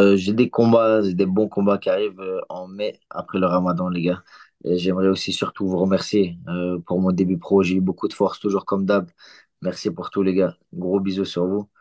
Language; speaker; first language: French; early bilingual, other home language; Chechen